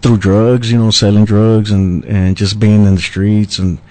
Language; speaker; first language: English; native; English